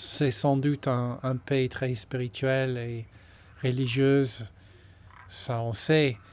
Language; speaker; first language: French; non-native, fluent; English